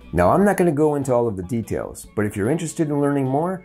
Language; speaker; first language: English; native; English